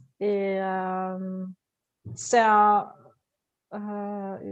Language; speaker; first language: French; non-native, learner; Dutch